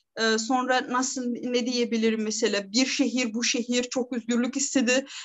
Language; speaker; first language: Turkish; non-native, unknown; Arabic